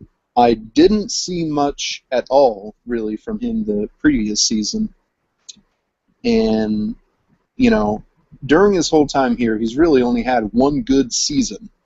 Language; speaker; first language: English; native; English